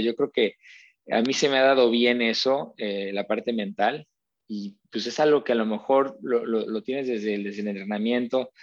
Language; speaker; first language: Spanish; native; Spanish